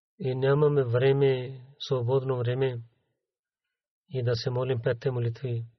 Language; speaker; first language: Bulgarian; non-native, learner; Urdu